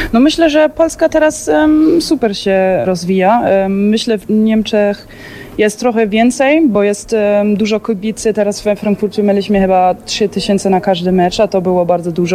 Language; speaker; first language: Polish; early bilingual, heritage; German